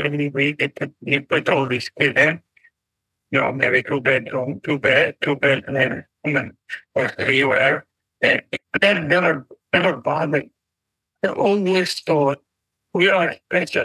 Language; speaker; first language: English; non-native, fluent; Arabic